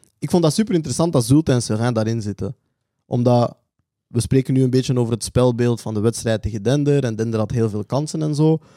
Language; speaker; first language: Dutch; native; Dutch